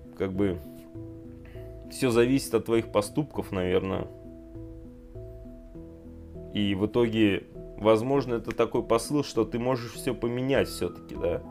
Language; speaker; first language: Russian; native; Russian